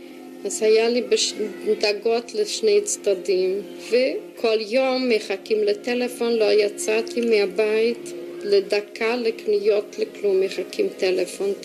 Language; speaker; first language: Hebrew; non-native, fluent; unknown